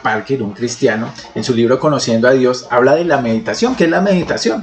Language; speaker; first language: Spanish; native; Spanish